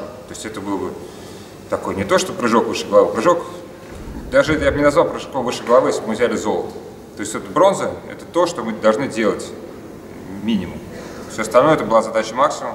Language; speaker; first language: Russian; native; Russian